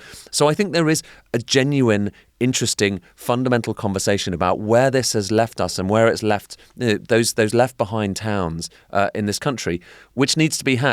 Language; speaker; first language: English; native; English